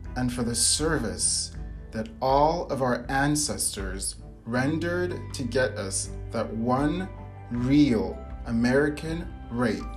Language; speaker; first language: English; native; English